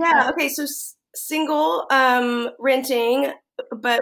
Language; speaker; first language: English; native; English